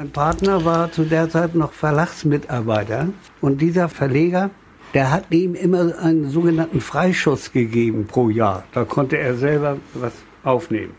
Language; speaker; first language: German; native; German